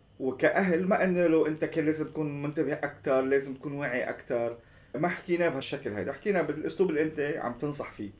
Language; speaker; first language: Arabic; native; Arabic